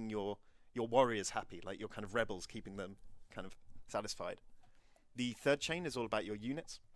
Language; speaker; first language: English; native; English